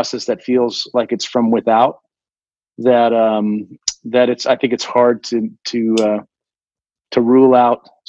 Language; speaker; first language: English; native; English